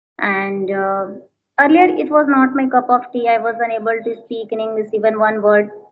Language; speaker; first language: English; non-native, learner; Hindi